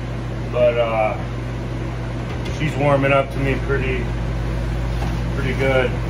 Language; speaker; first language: English; native; English